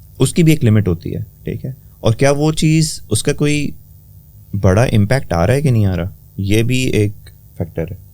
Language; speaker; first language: Urdu; native; Urdu